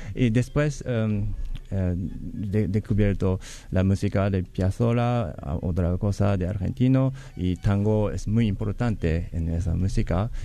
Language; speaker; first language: Spanish; non-native, learner; Japanese